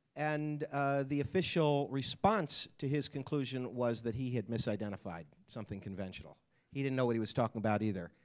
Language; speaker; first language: English; native; English